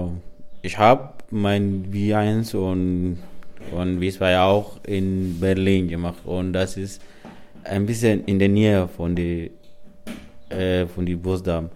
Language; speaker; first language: German; non-native, learner; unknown